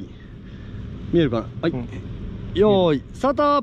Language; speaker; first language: Japanese; native; Japanese